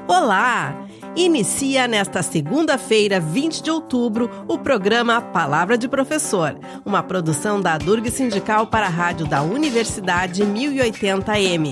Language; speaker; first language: Portuguese; native; Portuguese